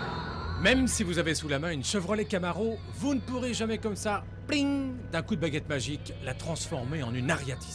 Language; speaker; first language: French; native; French